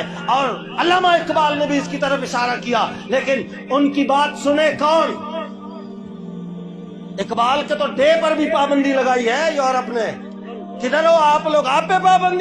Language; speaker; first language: Urdu; native; Urdu